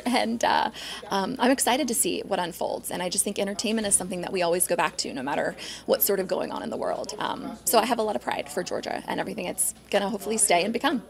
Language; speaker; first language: English; native; English